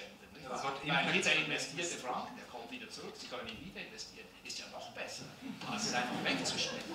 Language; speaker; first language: German; native; German